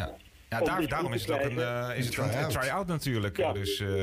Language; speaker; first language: Dutch; native; Dutch